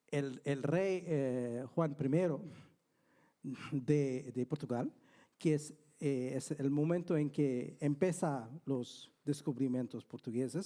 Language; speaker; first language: Spanish; non-native, fluent; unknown